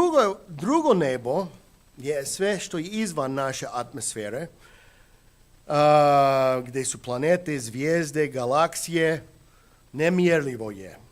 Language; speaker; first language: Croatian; non-native, fluent; English